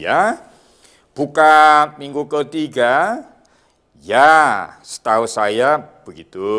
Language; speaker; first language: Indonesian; non-native, fluent; Korean